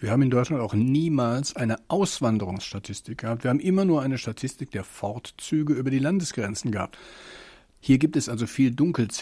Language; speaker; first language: German; native; German